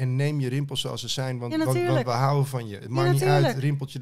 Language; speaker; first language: Dutch; native; Dutch